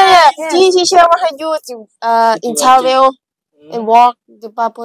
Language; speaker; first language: English; non-native, learner; Thai